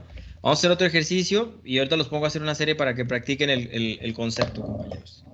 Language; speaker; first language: Spanish; native; Spanish